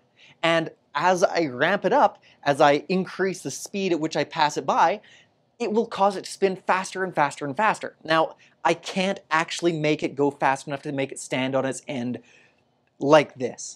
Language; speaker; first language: English; native; English